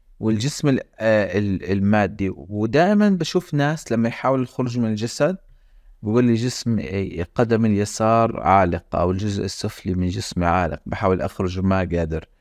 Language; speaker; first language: Arabic; native; Arabic